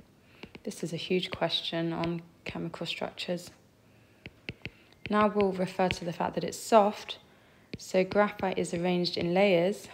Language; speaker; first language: English; native; English